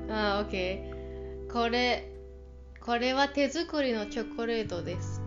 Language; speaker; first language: Japanese; non-native, fluent; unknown